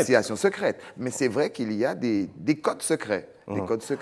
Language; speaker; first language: French; native; French